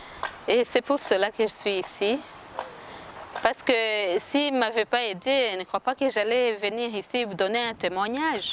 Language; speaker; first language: French; non-native, local second language; Kinyarwanda